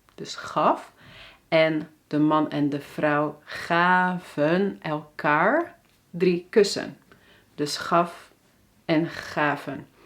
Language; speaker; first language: Dutch; native; Dutch